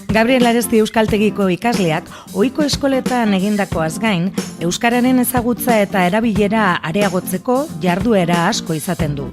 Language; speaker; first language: Basque; native; Basque